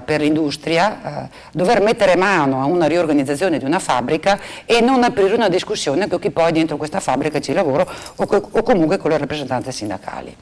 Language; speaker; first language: Italian; native; Italian